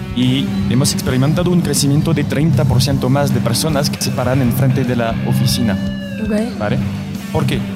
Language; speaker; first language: Spanish; non-native, fluent; French